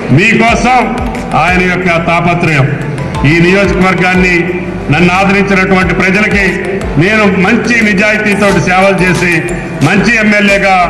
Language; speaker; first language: Telugu; native; Telugu